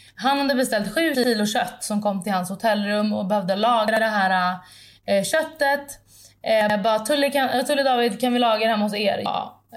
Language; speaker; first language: Swedish; early bilingual, other home language; Italian